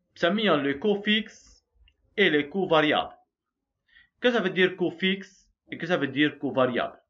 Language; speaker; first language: French; non-native, local second language; Arabic